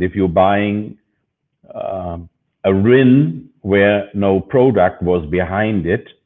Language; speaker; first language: English; non-native, fluent; German